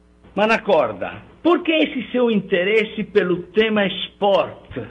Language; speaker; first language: Portuguese; non-native, fluent; Italian